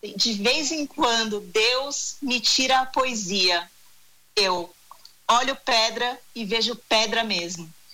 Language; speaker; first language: Portuguese; native; Portuguese